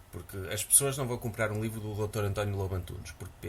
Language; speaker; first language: Portuguese; native; Portuguese